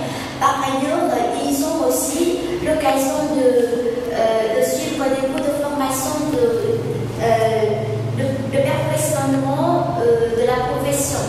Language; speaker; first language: French; non-native, fluent; Vietnamese